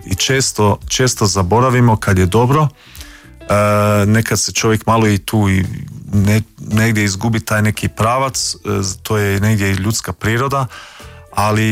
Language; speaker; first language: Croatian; early bilingual, heritage; Croatian